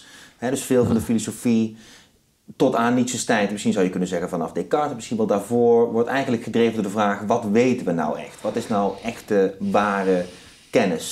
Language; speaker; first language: Dutch; native; Dutch